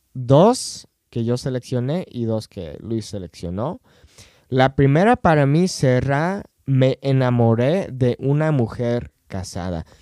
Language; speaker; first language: Spanish; non-native, fluent; English